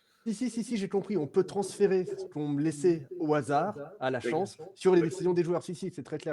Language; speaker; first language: French; native; French